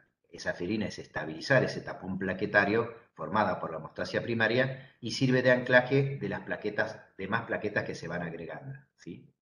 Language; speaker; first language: Spanish; native; Spanish